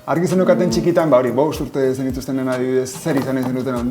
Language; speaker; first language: Basque; native; Basque